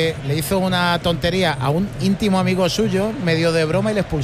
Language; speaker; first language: Spanish; native; Spanish